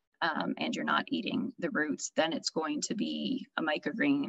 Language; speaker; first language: English; native; English